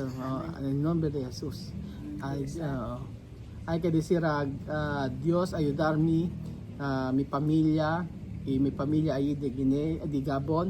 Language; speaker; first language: Spanish; non-native, learner; Filipino